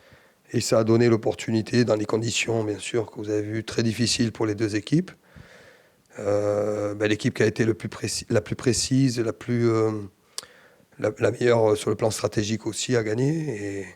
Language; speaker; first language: French; native; French